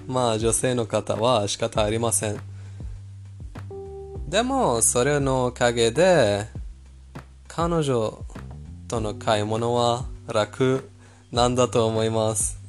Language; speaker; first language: Japanese; non-native, fluent; Persian